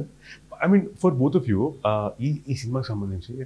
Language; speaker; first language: Telugu; native; Telugu